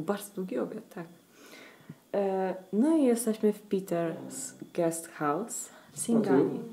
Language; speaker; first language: Polish; native; Polish